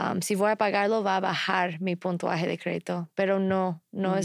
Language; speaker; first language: Spanish; non-native, fluent; English